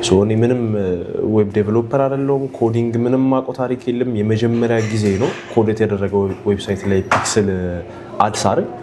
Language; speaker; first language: Amharic; native; Amharic